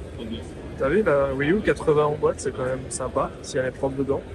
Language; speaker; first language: French; native; French